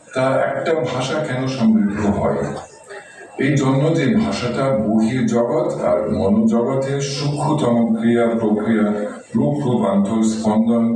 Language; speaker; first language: Bangla; non-native, fluent; German